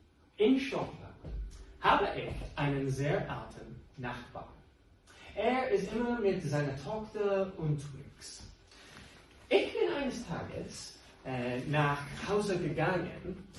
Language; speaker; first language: German; non-native, fluent; English